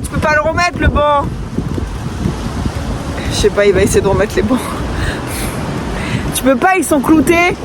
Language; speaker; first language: French; native; French